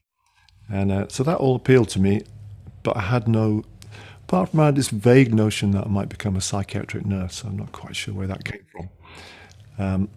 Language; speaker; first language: English; native; English